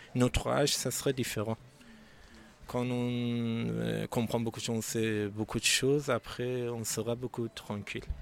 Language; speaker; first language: French; non-native, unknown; Persian